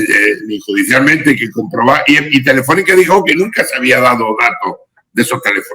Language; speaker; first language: Spanish; native; Spanish